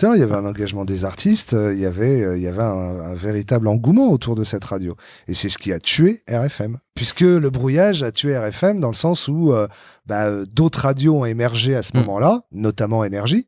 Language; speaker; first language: French; native; French